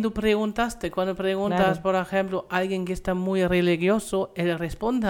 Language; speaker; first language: Spanish; non-native, fluent; German